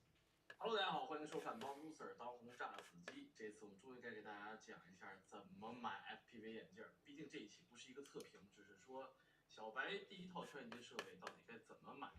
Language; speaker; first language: Chinese; native; Chinese